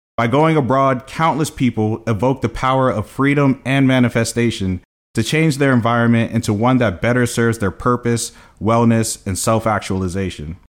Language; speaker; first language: English; native; English